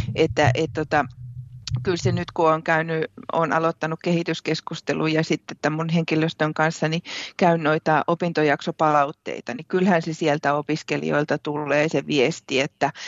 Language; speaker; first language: Finnish; native; Finnish